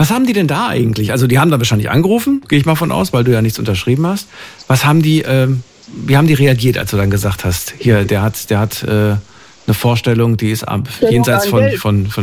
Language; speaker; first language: German; native; German